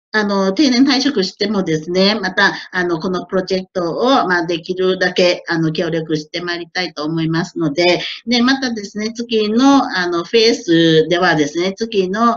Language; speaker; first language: Japanese; non-native, fluent; Thai